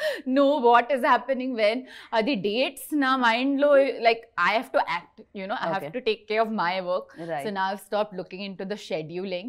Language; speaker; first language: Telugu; non-native, learner; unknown